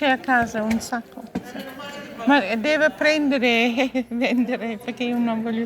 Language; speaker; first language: Italian; non-native, learner; English